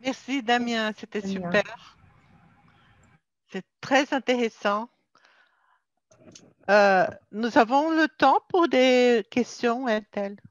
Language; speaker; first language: French; non-native, fluent; Portuguese